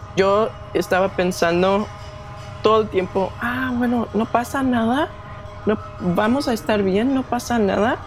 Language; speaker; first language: Spanish; non-native, fluent; Danish